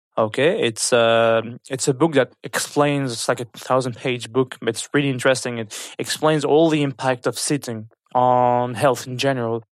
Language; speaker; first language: English; non-native, fluent; French